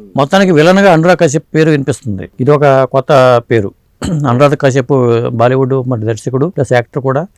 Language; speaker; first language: Telugu; native; Telugu